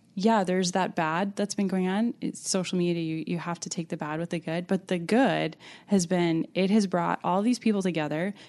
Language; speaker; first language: English; native; English